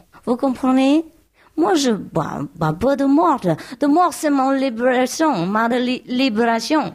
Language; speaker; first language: French; non-native, learner; Vietnamese